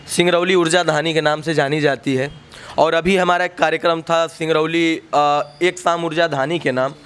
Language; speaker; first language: Hindi; native; Hindi